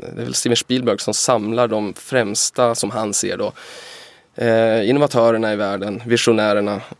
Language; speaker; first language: Swedish; native; Swedish